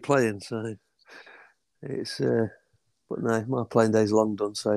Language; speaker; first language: English; native; English